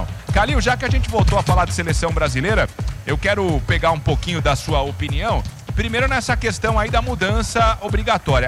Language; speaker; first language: Portuguese; native; Portuguese